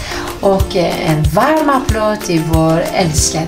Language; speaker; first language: Swedish; non-native, fluent; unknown